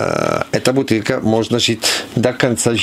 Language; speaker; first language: Russian; non-native, learner; Italian